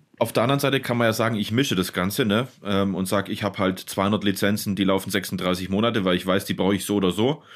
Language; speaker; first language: German; native; German